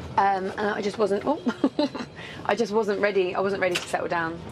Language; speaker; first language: English; native; English